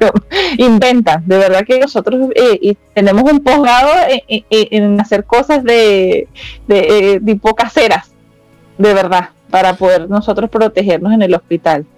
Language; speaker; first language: Spanish; native; Spanish